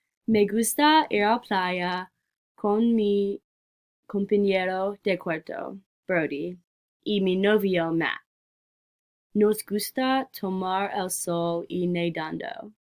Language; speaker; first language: Spanish; non-native, learner; English